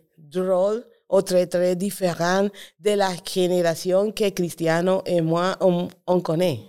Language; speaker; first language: French; non-native, learner; Spanish